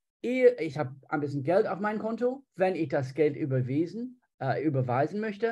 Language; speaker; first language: German; non-native, fluent; English